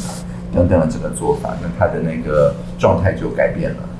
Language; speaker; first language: Chinese; native; Chinese